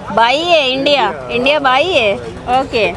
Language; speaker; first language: Hindi; non-native, local second language; Telugu